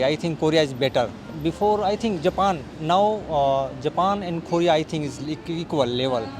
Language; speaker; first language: English; non-native, learner; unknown